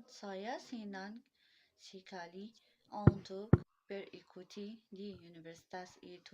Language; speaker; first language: Indonesian; non-native, learner; Arabic